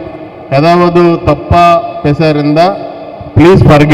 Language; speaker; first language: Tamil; non-native, learner; Telugu